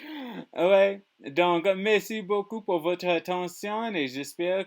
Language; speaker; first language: French; non-native, learner; English